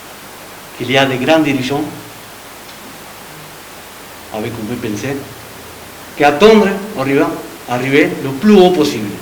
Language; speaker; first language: French; non-native, learner; Spanish